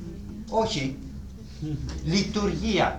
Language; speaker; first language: Greek; non-native, learner; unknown